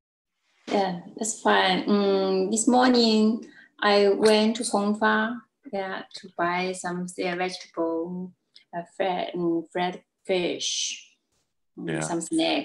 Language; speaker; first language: English; non-native, learner; Chinese